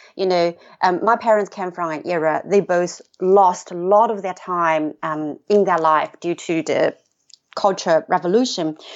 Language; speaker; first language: English; non-native, fluent; Chinese